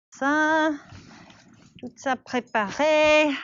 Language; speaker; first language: French; non-native, learner; English